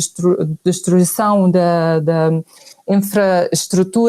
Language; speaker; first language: Portuguese; non-native, fluent; Arabic